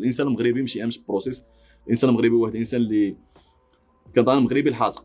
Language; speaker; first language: Arabic; native; Arabic